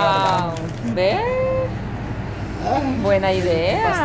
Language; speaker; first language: Spanish; native; Spanish